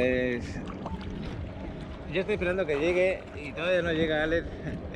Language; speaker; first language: Spanish; native; Spanish